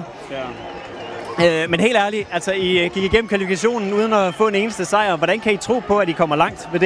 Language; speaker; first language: Danish; native; Danish